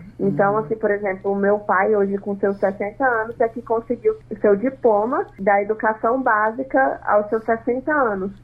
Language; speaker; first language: Portuguese; non-native, local second language; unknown